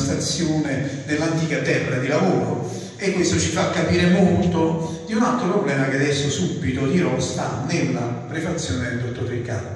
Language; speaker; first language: Italian; native; Italian